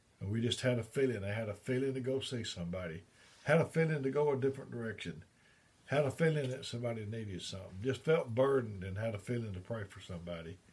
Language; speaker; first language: English; native; English